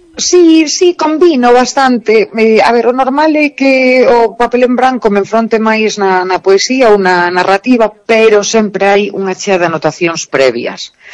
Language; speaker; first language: Galician; native; Galician